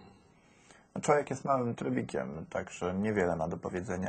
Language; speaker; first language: Polish; native; Polish